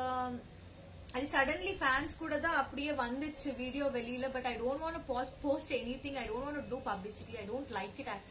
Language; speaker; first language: Tamil; non-native, learner; Telugu